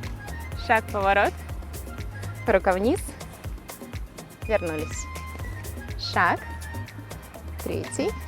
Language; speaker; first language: Russian; native; Russian